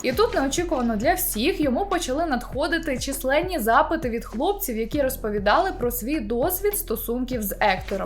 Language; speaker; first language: Ukrainian; native; Ukrainian